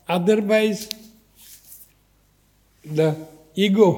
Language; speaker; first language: English; non-native, learner; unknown